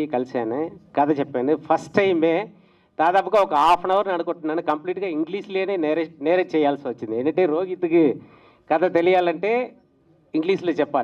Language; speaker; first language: Telugu; native; Telugu